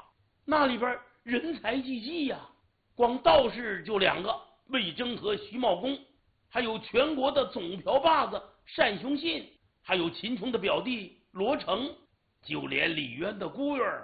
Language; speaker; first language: Chinese; native; Chinese